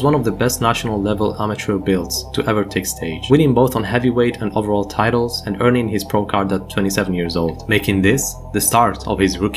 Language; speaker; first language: English; native; English